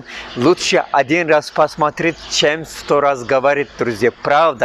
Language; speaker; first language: Russian; non-native, learner; Turkish